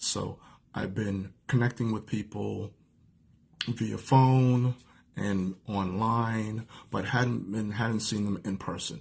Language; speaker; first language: English; native; English